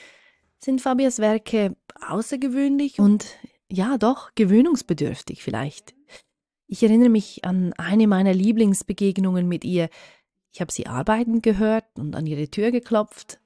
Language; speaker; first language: German; native; German